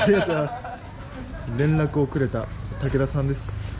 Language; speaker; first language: Japanese; native; Japanese